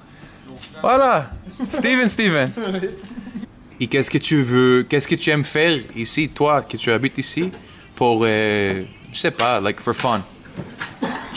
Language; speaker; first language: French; non-native, learner; English